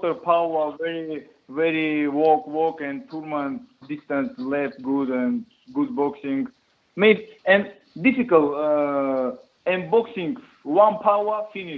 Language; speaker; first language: English; non-native, learner; Russian